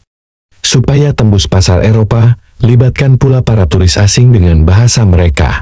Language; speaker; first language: Indonesian; native; Indonesian